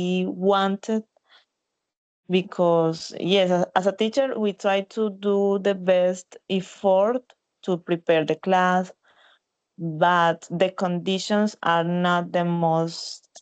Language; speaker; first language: English; non-native, learner; Spanish